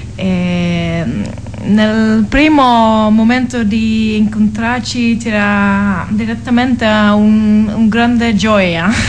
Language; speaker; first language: Italian; non-native, learner; Dutch